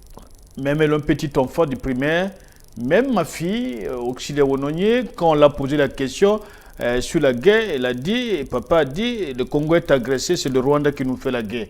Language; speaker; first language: French; non-native, local second language; Lingala